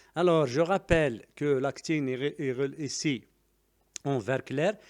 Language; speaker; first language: French; non-native, local second language; Arabic